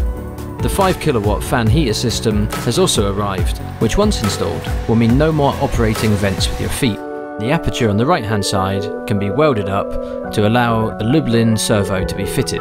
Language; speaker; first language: English; native; English